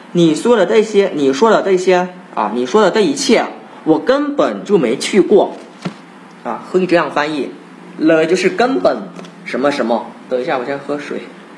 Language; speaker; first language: Chinese; non-native, fluent; Thai